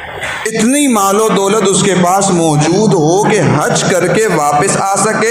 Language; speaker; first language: Urdu; native; Urdu